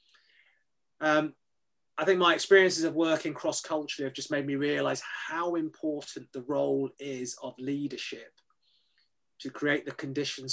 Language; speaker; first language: English; native; English